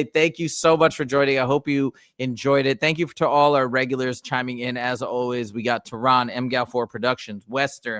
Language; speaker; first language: English; native; English